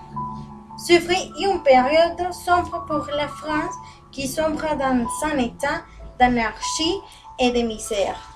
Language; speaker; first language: French; non-native, learner; Spanish